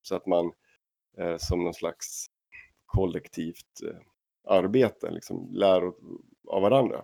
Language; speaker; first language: Swedish; native; Swedish